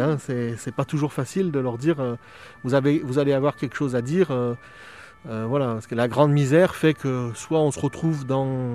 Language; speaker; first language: French; native; French